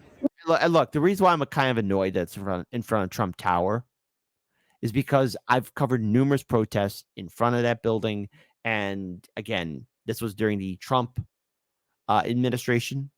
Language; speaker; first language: English; native; English